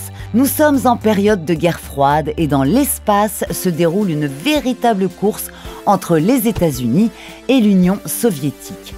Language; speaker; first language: French; native; French